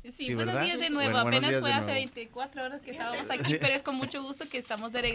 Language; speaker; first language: Spanish; non-native, fluent; English